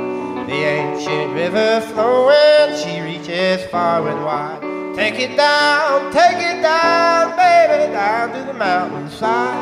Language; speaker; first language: English; native; English